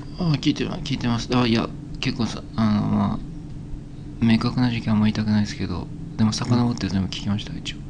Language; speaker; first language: Japanese; native; Japanese